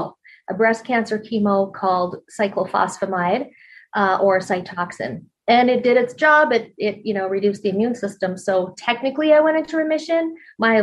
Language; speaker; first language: English; native; English